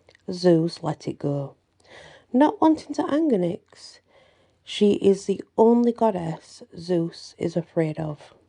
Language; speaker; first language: English; native; English